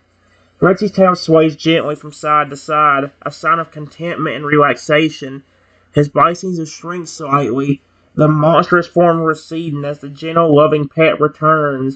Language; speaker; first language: English; native; English